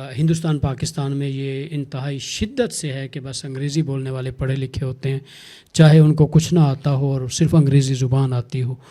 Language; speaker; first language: Urdu; non-native, local second language; Saraiki